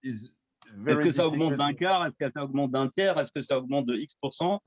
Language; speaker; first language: French; native; French